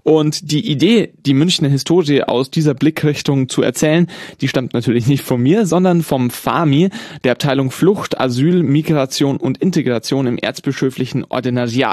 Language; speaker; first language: German; native; German